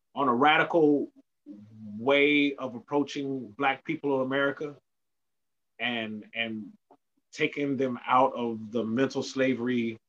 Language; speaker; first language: English; native; English